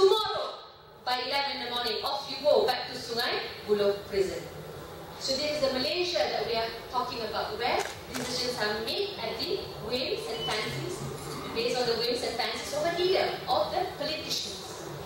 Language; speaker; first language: English; non-native, local second language; Malay